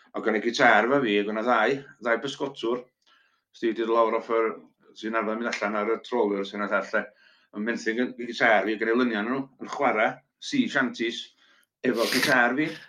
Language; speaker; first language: Welsh; native; Welsh